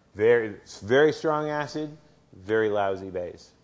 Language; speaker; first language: English; native; English